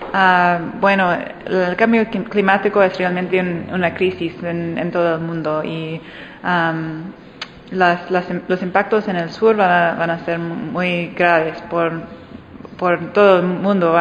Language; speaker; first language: Spanish; non-native, fluent; English